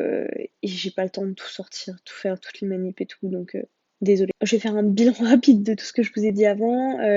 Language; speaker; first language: French; native; French